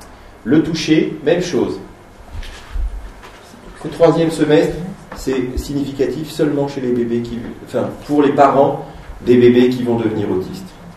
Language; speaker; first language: French; native; French